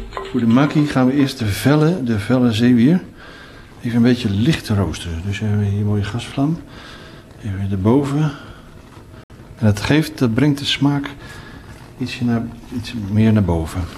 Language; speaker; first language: Dutch; native; Dutch